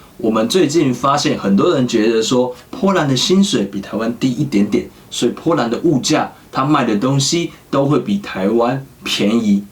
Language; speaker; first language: Chinese; native; Chinese